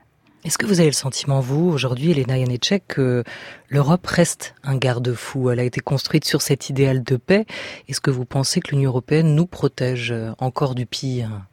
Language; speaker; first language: French; native; French